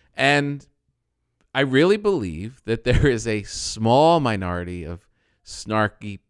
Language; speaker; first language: English; native; English